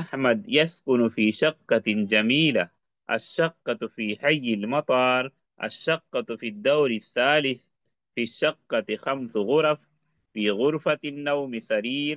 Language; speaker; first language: Arabic; non-native, fluent; Urdu